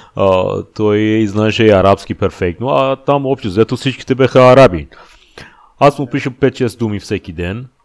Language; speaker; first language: Bulgarian; non-native, fluent; Persian